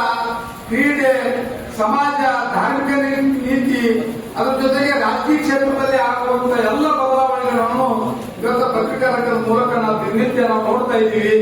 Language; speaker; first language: Kannada; native; Kannada